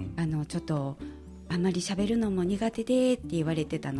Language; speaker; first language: Japanese; native; Japanese